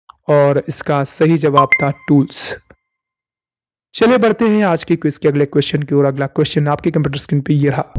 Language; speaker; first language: Hindi; native; Hindi